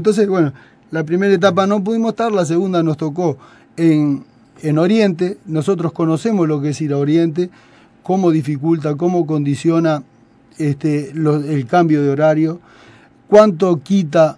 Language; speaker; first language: Spanish; native; Spanish